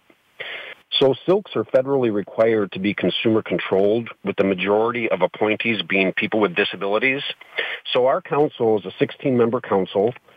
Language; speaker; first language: English; native; English